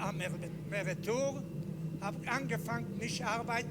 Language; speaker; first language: German; non-native, learner; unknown